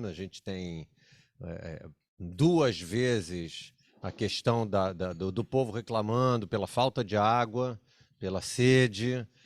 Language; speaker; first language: Portuguese; native; Portuguese